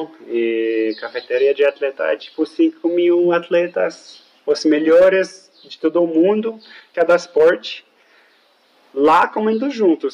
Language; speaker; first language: Portuguese; non-native, fluent; French